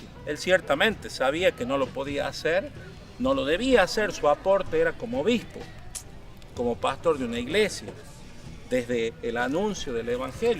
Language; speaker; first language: Spanish; native; Spanish